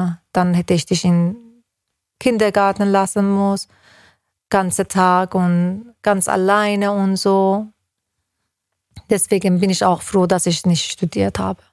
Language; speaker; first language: German; non-native, fluent; Persian